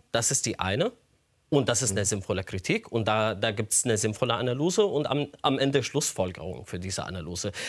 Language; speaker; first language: German; non-native, fluent; Arabic